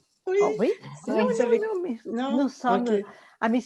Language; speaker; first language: French; non-native, fluent; Spanish